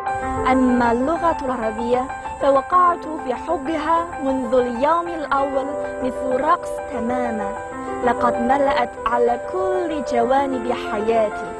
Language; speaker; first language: Arabic; non-native, learner; Chinese